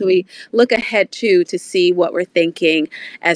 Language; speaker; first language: English; native; English